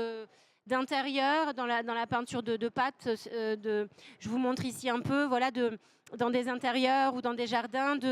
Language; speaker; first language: French; native; French